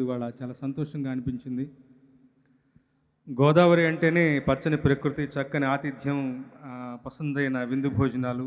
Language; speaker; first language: Telugu; native; Telugu